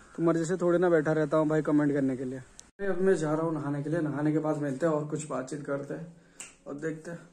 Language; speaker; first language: Hindi; non-native, local second language; Odia